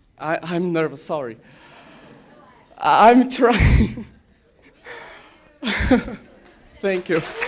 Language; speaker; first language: English; non-native, learner; Portuguese